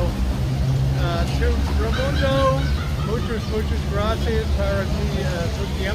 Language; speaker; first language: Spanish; non-native, learner; English